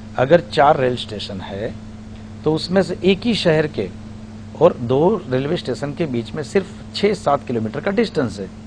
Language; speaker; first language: Hindi; non-native, local second language; Gujarati